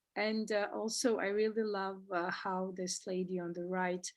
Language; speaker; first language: English; non-native, fluent; Georgian